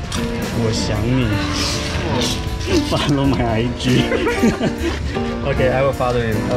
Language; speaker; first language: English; non-native, fluent; Chinese